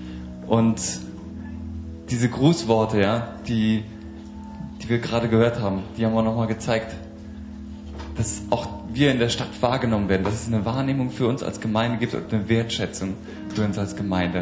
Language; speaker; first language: German; native; German